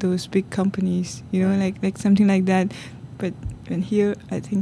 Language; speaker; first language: English; non-native, local second language; Tibetan